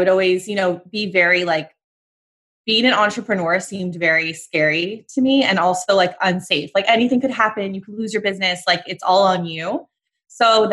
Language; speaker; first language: English; native; English